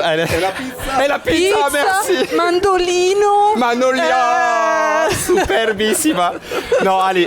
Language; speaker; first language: French; native; French